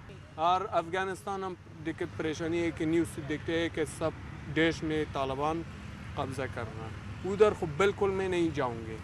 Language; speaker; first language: Hindi; non-native, learner; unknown